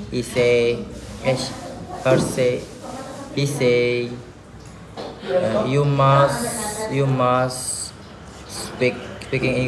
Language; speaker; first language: English; non-native, learner; Indonesian